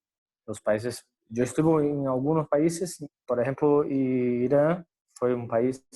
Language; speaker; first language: Spanish; non-native, fluent; Portuguese